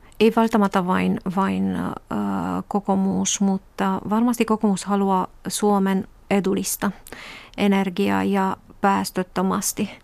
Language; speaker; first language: Finnish; non-native, fluent; Romanian